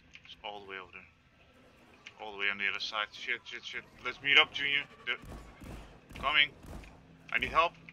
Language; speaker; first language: English; non-native, fluent; Dutch